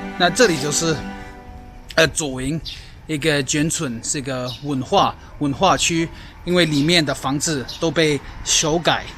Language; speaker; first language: Chinese; non-native, fluent; English